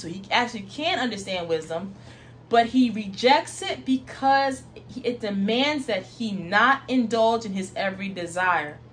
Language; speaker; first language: English; native; English